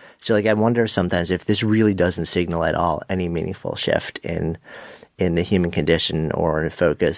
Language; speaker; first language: English; native; English